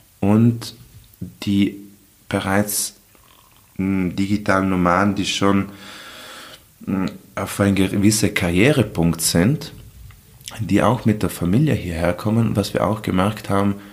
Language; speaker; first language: German; non-native, local second language; Ladin